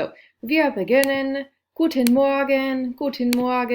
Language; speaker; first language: German; non-native, fluent; English